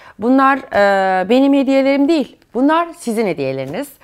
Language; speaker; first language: Turkish; native; Turkish